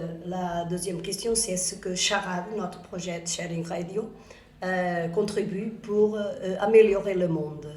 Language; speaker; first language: French; non-native, fluent; Portuguese